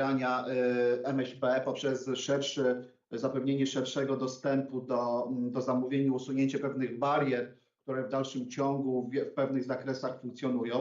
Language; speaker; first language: Polish; native; Polish